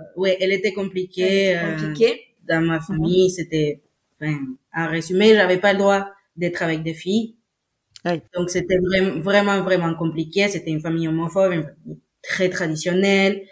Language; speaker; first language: French; non-native, fluent; Spanish